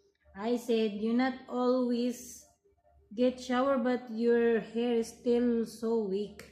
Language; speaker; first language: English; non-native, local second language; Filipino